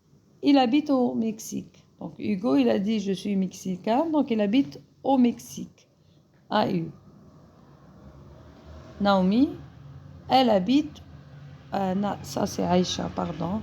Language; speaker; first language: French; non-native, fluent; Arabic